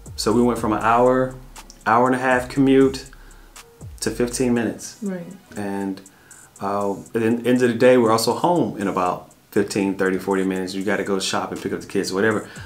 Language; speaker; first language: English; native; English